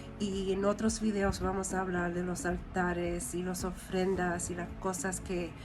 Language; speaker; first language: Spanish; early bilingual, heritage; Spanish